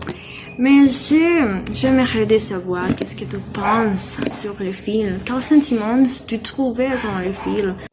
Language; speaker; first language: French; non-native, learner; Spanish